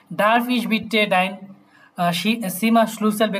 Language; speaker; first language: German; non-native, fluent; Bangla